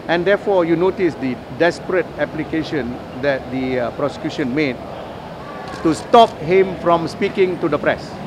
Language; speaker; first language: English; non-native, local second language; Malay